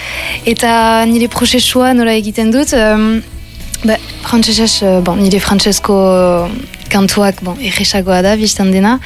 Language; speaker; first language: Basque; non-native, local second language; French